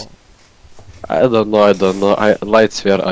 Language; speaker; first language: English; non-native, learner; Russian